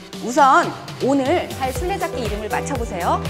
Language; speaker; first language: Korean; native; Korean